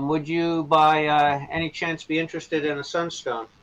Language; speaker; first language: English; native; English